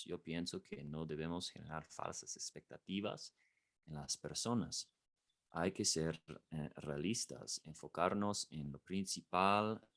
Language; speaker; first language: Spanish; non-native, fluent; English